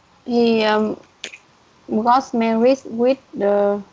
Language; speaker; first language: English; non-native, learner; Vietnamese